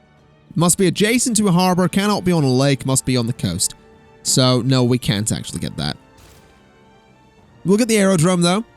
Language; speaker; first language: English; native; English